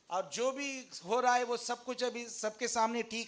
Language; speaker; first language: Hindi; native; Hindi